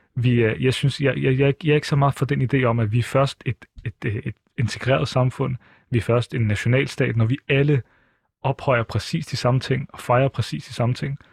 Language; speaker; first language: Danish; early bilingual, other home language; Arabic